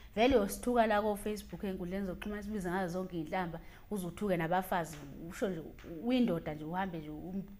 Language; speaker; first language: Zulu; native; Zulu